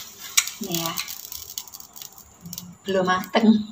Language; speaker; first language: Indonesian; non-native, local second language; Javanese